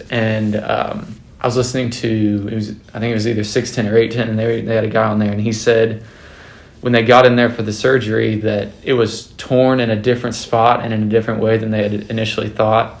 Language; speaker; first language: English; native; English